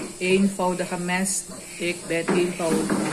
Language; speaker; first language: Dutch; non-native, local second language; Javanese